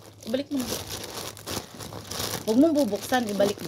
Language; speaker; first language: Filipino; native; Filipino